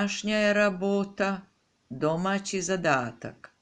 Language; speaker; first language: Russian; non-native, fluent; Serbian